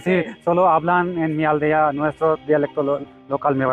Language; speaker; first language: Spanish; non-native, learner; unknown